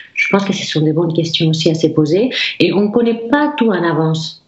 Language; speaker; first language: French; non-native, fluent; Spanish